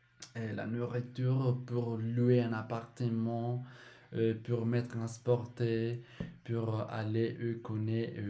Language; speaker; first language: French; non-native, learner; Spanish